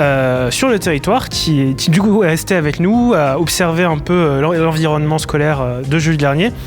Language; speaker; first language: French; native; French